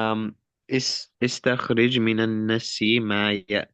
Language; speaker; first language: Arabic; non-native, learner; Urdu